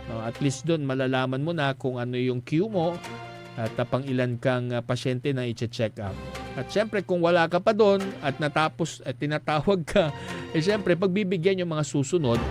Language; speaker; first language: Filipino; non-native, local second language; Iloko